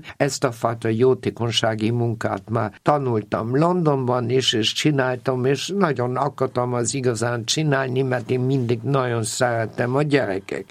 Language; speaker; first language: Hungarian; non-native, fluent; German